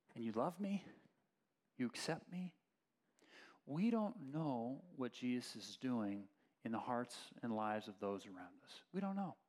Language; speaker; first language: English; native; English